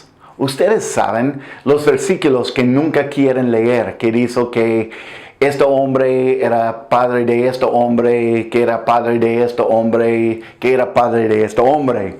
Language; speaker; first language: Spanish; non-native, fluent; English